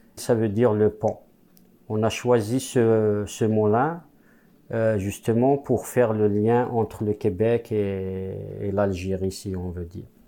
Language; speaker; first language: French; non-native, local second language; Kabyle